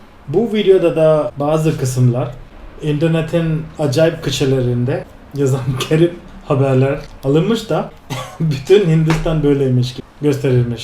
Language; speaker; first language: Turkish; non-native, fluent; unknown